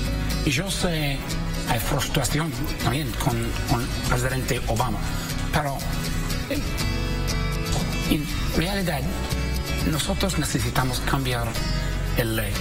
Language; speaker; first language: Spanish; non-native, learner; English